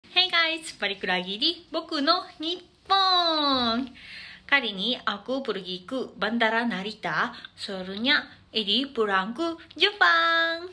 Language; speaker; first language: Indonesian; non-native, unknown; Japanese